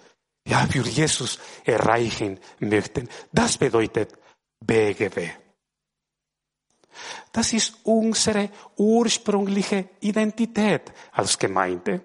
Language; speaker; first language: German; non-native, fluent; Spanish